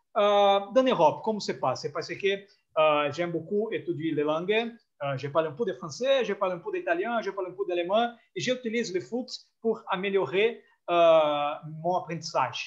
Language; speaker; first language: French; non-native, fluent; Portuguese